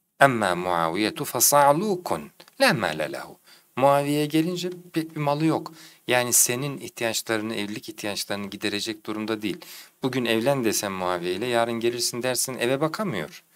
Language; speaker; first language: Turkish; native; Turkish